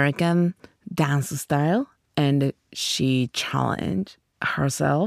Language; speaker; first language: English; non-native, learner; Japanese